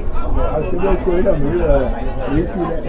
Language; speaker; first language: Danish; native; Danish